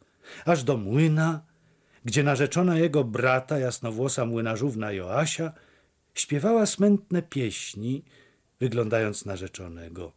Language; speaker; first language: Polish; native; Polish